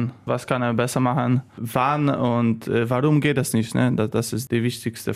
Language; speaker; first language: German; non-native, learner; Polish